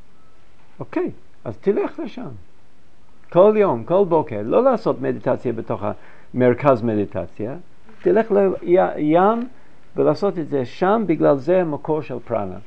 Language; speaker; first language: Hebrew; non-native, fluent; English